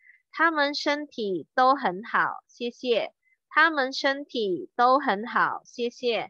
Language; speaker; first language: Chinese; non-native, fluent; Indonesian